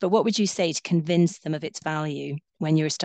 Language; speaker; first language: English; native; English